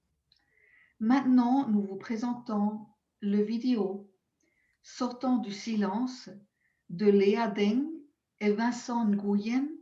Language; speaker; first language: French; non-native, local second language; German